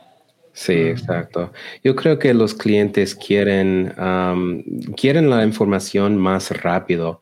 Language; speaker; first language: Spanish; non-native, learner; English